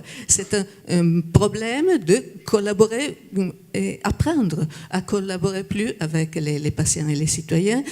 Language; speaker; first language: French; non-native, fluent; Italian